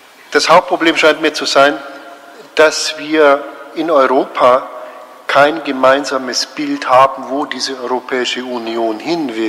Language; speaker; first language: German; native; German